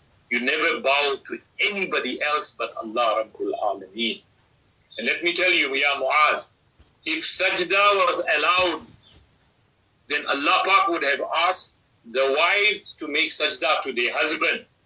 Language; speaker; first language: English; early bilingual, other home language; Urdu